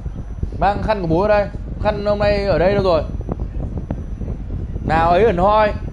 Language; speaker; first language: Vietnamese; native; Vietnamese